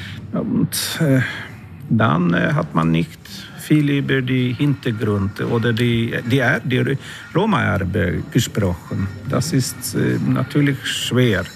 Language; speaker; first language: German; non-native, learner; Swedish